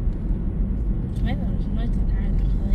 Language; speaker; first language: Dutch; native; Dutch